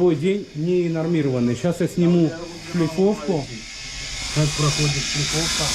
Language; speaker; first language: Russian; native; Russian